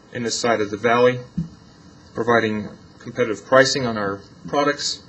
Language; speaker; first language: English; non-native, fluent; Polish